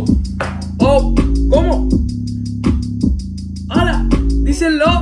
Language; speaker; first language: Spanish; native; Spanish